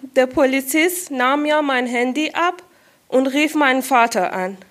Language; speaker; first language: German; non-native, fluent; Persian